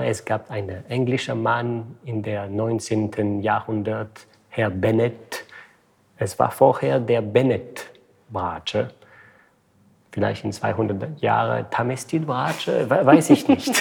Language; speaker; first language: German; non-native, fluent; French